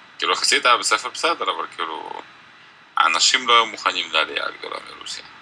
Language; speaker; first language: Hebrew; early bilingual, other home language; Russian